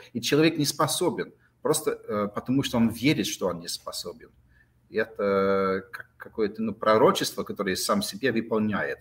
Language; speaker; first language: Russian; non-native, fluent; English